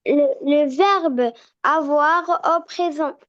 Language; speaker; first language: French; non-native, learner; Arabic